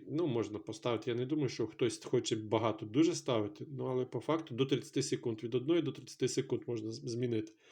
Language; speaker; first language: Ukrainian; non-native, local second language; Russian